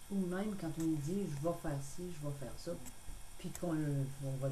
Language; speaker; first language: French; native; French